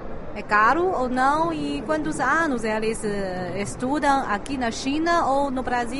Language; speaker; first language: Portuguese; non-native, fluent; Chinese